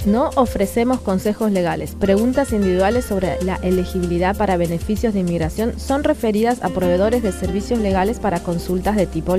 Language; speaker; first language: Spanish; native; Spanish